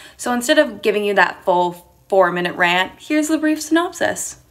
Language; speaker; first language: English; native; English